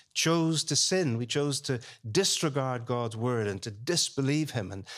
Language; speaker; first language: English; native; English